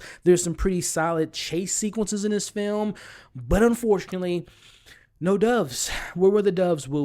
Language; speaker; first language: English; native; English